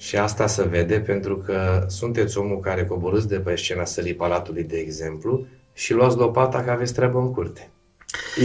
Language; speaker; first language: Romanian; native; Romanian